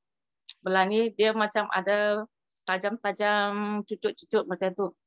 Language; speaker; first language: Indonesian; non-native, local second language; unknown